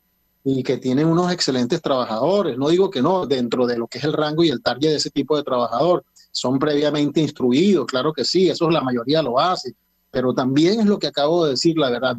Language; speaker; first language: Spanish; native; Spanish